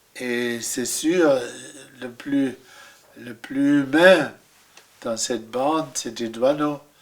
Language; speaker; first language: French; non-native, fluent; German